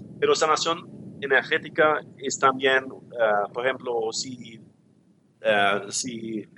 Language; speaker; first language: Spanish; non-native, learner; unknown